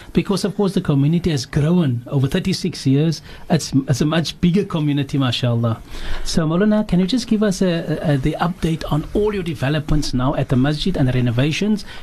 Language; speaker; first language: English; native; English